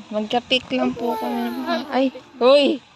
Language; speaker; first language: Filipino; native; Filipino